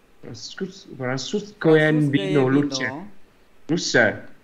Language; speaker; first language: Russian; non-native, learner; Vietnamese